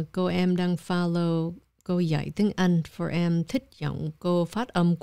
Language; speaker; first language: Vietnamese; early bilingual, heritage; Vietnamese